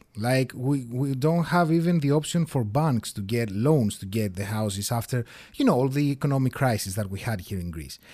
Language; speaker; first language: English; non-native, fluent; Greek